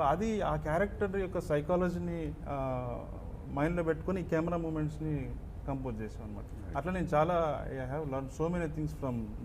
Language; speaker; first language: Telugu; native; Telugu